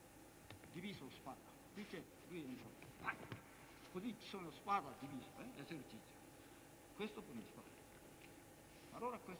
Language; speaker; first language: Italian; non-native, learner; Japanese